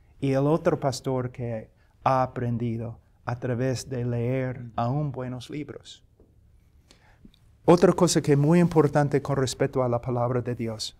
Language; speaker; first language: Spanish; non-native, fluent; English